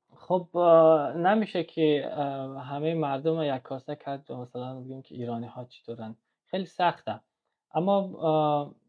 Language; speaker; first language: Persian; native; Persian